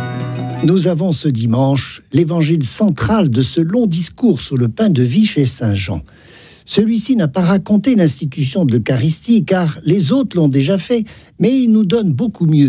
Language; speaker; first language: French; native; French